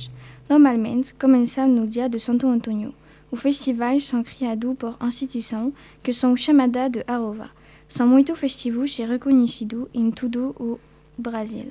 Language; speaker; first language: Portuguese; non-native, learner; French